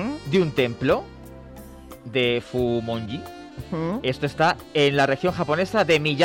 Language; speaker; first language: Spanish; native; Spanish